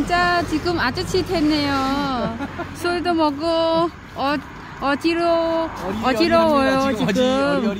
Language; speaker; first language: Korean; non-native, learner; Vietnamese